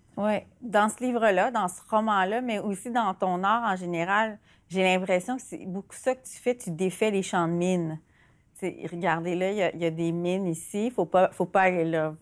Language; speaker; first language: French; native; French